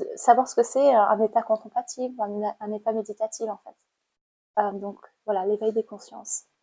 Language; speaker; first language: French; non-native, fluent; Khmer